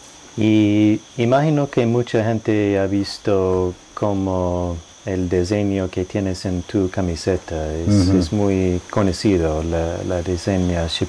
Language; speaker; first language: Spanish; non-native, fluent; English